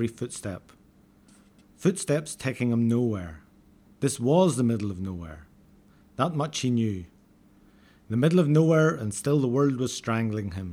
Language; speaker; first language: English; native; English